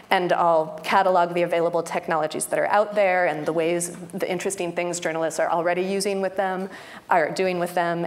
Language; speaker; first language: English; native; English